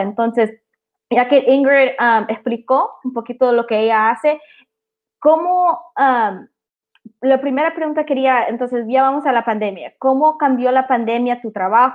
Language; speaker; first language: Spanish; early bilingual, heritage; Spanish